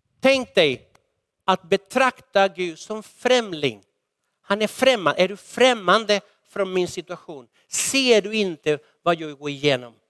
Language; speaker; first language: Swedish; non-native, fluent; Spanish